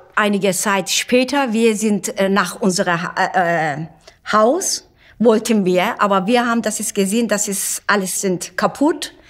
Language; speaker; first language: German; non-native, fluent; Turkish